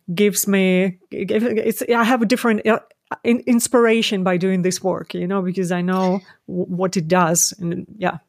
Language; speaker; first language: English; non-native, fluent; Ukrainian